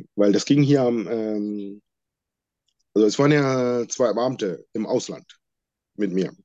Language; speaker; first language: German; non-native, fluent; Sinhala